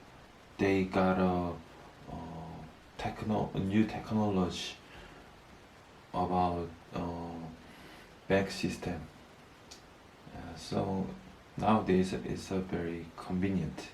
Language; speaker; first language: English; non-native, learner; Korean